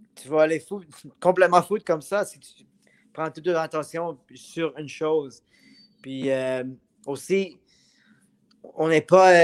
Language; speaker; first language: French; native; French